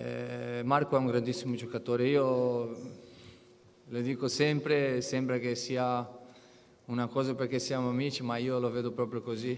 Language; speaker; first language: Italian; non-native, fluent; Portuguese